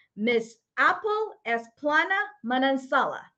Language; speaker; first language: English; non-native, local second language; Iloko